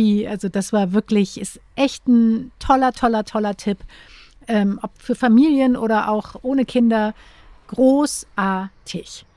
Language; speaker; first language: German; native; German